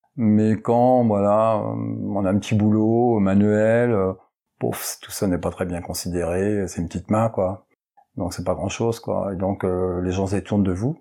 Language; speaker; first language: French; native; French